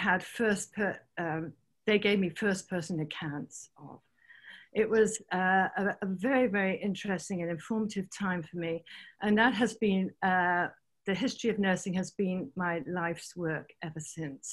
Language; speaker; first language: English; native; English